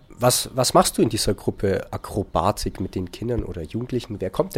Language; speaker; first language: German; native; German